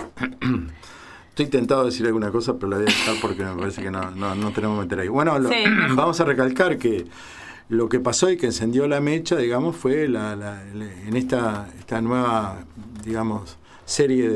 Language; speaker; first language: Spanish; native; Spanish